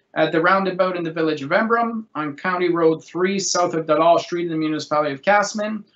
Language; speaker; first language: English; non-native, local second language; French